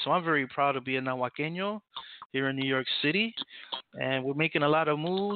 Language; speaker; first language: English; native; English